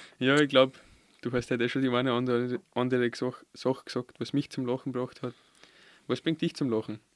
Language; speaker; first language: German; early bilingual, other home language; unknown